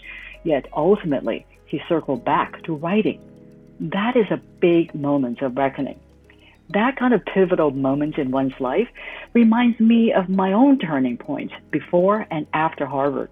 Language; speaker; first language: English; non-native, local second language; Cantonese